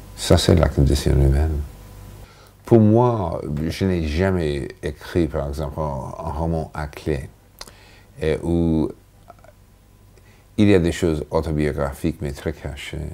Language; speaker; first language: French; non-native, fluent; English